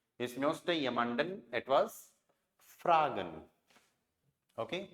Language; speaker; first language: German; non-native, learner; Hindi